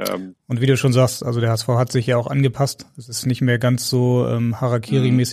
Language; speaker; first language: German; native; German